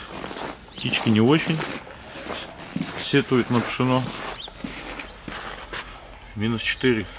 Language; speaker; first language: Russian; native; Russian